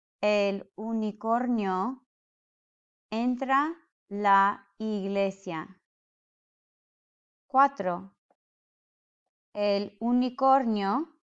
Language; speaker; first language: Spanish; non-native, fluent; English